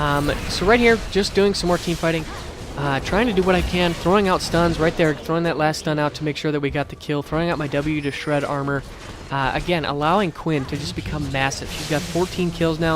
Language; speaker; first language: English; native; English